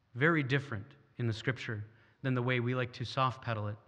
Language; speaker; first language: English; native; English